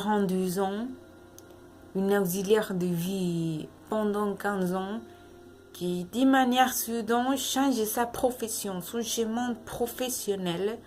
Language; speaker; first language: French; non-native, learner; Spanish